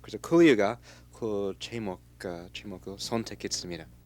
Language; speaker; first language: Korean; non-native, fluent; English